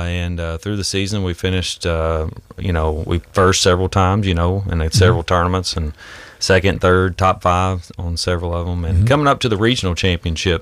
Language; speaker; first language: English; native; English